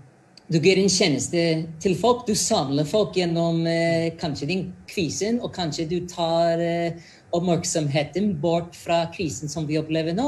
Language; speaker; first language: Norwegian; non-native, fluent; English